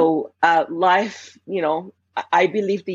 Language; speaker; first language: English; non-native, fluent; Spanish